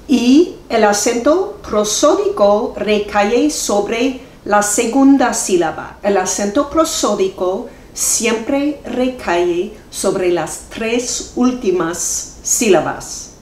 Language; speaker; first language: Spanish; non-native, fluent; English